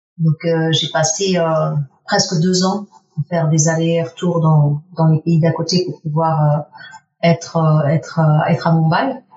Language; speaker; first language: French; early bilingual, other home language; Spanish